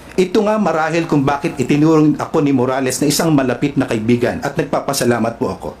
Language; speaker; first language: Filipino; non-native, local second language; Cebuano